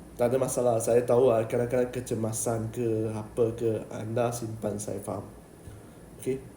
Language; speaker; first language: Malay; native; Malay